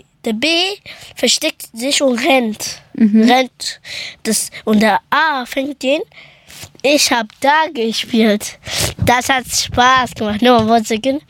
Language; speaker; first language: German; early bilingual, other home language; Persian